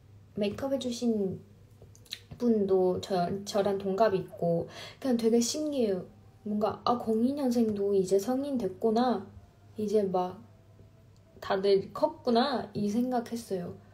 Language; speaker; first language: Korean; non-native, fluent; Chinese